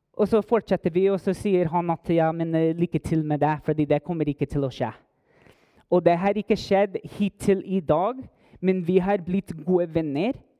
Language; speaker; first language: Norwegian; non-native, fluent; English